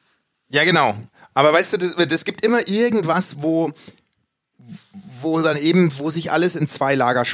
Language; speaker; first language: German; native; German